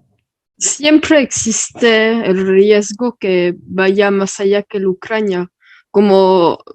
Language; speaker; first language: Spanish; early bilingual, heritage; Spanish